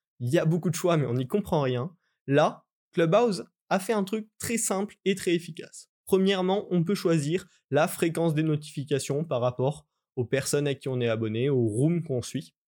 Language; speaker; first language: French; native; French